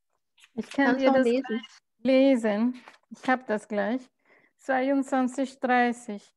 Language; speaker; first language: German; non-native, fluent; Spanish